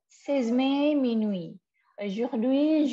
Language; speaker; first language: French; non-native, fluent; Indonesian